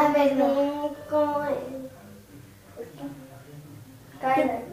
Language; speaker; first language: Spanish; native; Spanish